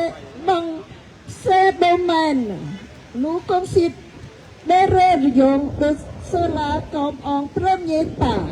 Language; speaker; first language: French; non-native, fluent; Khmer